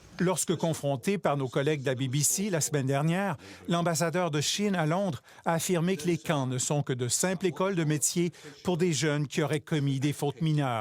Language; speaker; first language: French; native; French